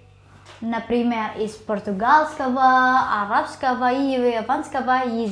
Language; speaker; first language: Russian; non-native, learner; Indonesian